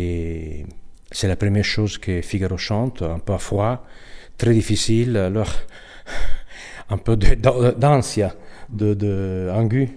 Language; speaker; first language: French; non-native, learner; Italian